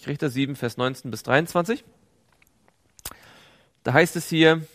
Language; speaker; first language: German; native; German